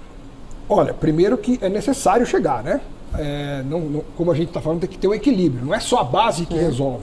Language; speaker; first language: Portuguese; native; Portuguese